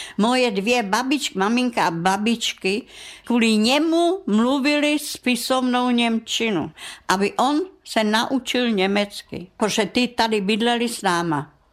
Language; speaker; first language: Czech; non-native, local second language; German